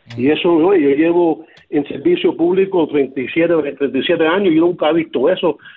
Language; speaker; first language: Spanish; early bilingual, other home language; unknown